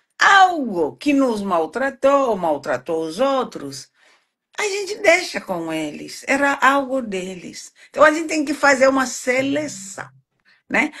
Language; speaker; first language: Portuguese; non-native, fluent; Swahili